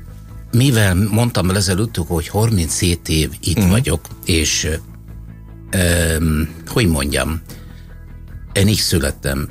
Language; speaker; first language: Hungarian; non-native, fluent; Italian